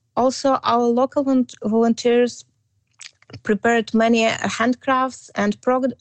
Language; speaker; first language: English; non-native, learner; Ukrainian